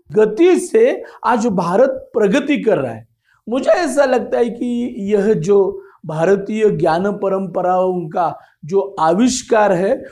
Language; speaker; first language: Hindi; non-native, local second language; Marathi